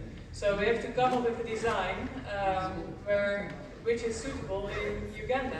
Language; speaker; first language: English; non-native, fluent; Dutch